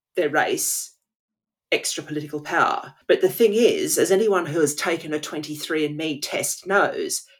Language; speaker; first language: English; native; English